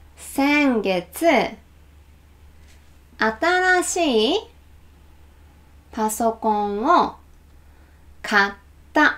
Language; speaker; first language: Japanese; non-native, learner; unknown